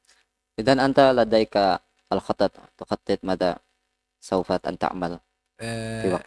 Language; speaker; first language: Arabic; non-native, learner; Indonesian